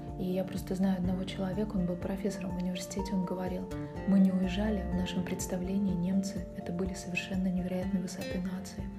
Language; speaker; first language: Russian; native; Russian